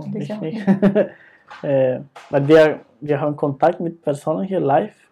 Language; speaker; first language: German; non-native, fluent; Spanish